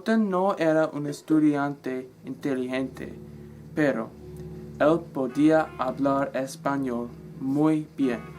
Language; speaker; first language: Spanish; non-native, learner; English